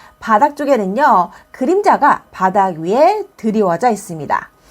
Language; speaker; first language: Korean; native; Korean